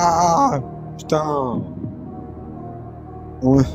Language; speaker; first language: French; native; French